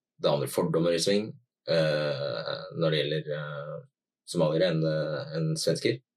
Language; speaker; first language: Norwegian; native; Norwegian